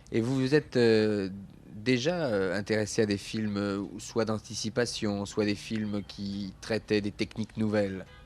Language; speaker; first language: French; native; French